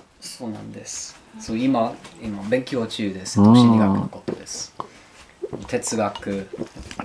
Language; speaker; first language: Japanese; non-native, learner; English